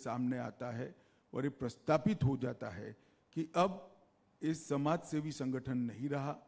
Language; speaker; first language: Hindi; non-native, local second language; Gujarati